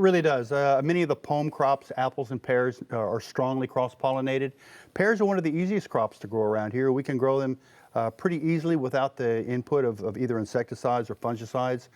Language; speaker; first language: English; native; English